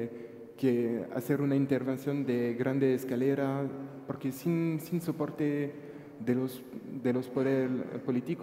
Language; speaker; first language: Spanish; non-native, fluent; French